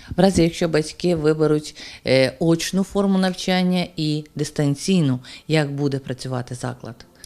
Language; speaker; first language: Ukrainian; native; Ukrainian